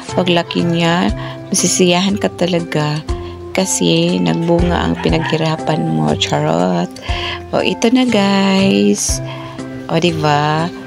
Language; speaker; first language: Filipino; non-native, local second language; Cebuano